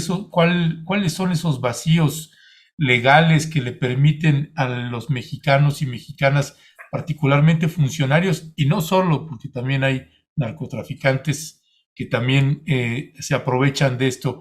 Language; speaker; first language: Spanish; native; Spanish